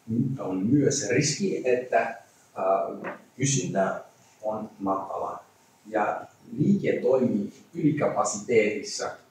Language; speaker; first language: Finnish; non-native, learner; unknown